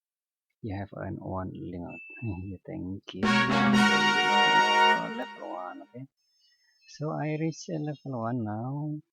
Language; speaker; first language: English; non-native, fluent; Indonesian